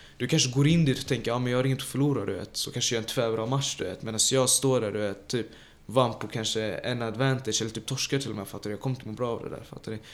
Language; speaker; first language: Swedish; early bilingual, other home language; Tajik